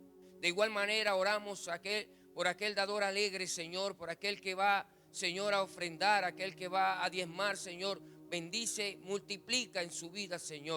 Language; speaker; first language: Spanish; native; Spanish